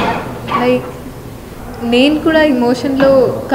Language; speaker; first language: Telugu; non-native, fluent; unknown